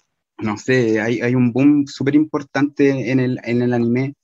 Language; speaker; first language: Spanish; native; Spanish